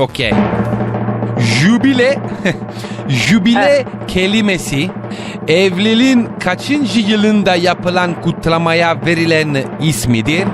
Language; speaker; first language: Turkish; non-native, learner; Italian